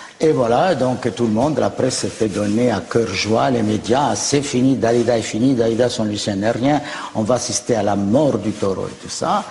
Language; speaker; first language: French; native; French